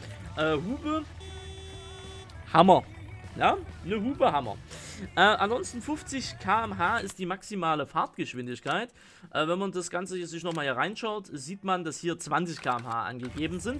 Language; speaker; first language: German; native; German